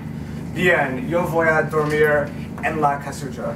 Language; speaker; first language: Spanish; non-native, learner; English